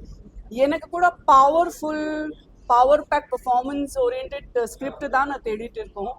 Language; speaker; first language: Tamil; non-native, fluent; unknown